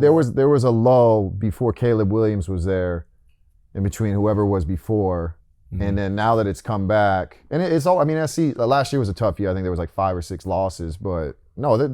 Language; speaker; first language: English; native; English